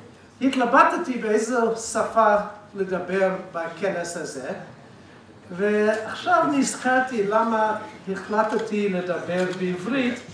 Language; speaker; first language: Hebrew; non-native, fluent; English